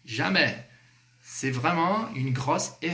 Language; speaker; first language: French; non-native, fluent; Portuguese